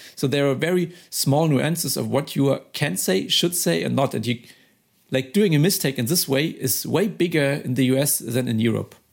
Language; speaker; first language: English; non-native, fluent; German